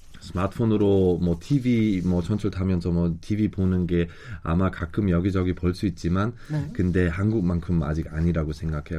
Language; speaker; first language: Korean; non-native, fluent; German